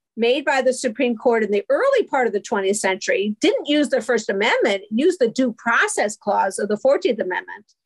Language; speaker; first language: English; native; English